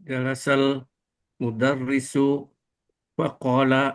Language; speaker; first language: Arabic; non-native, learner; Indonesian